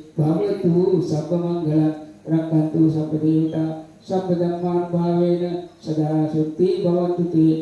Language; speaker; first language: Marathi; non-native, fluent; Sinhala